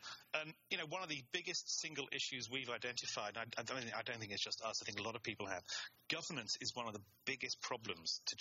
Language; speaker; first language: English; native; English